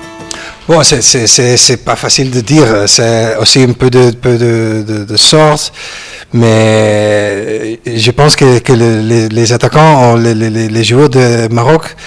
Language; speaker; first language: French; non-native, learner; Dutch